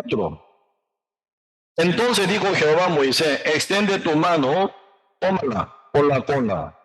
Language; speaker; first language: Spanish; non-native, learner; Korean